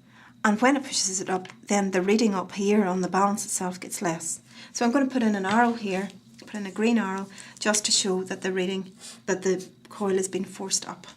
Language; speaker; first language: English; native; English